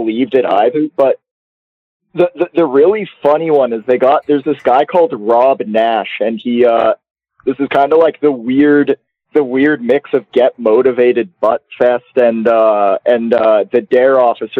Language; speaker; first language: English; native; English